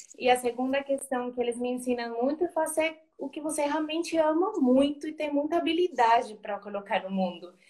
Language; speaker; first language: Portuguese; non-native, fluent; Spanish